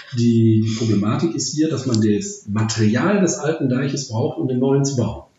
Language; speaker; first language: German; native; German